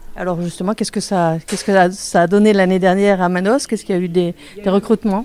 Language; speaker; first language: French; native; French